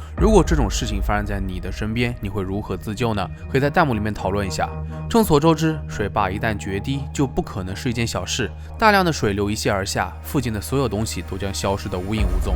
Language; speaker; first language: Chinese; native; Chinese